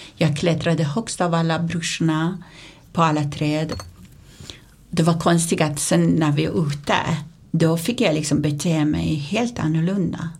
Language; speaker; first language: Swedish; non-native, fluent; Persian